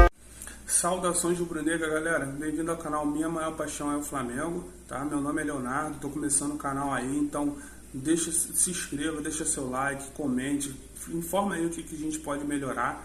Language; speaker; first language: Portuguese; native; Portuguese